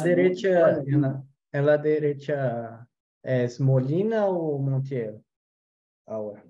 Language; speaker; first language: Spanish; non-native, local second language; Portuguese